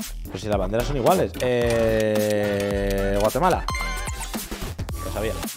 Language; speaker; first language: Spanish; native; Spanish